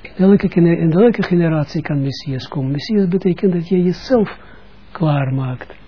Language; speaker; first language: Dutch; non-native, fluent; Russian